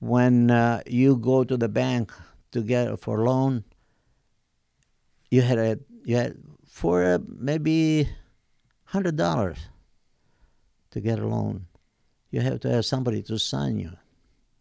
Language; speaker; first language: English; non-native, fluent; Italian